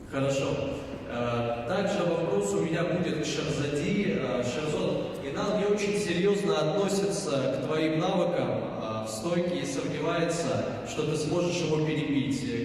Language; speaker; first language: Russian; native; Russian